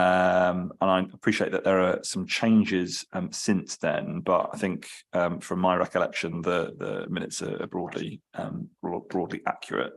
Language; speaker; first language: English; native; English